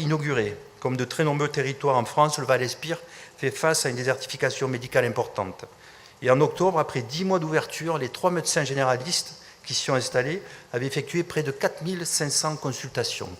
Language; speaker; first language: French; native; French